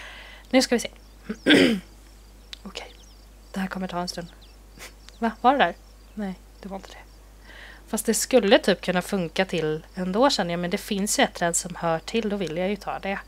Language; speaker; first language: Swedish; native; Swedish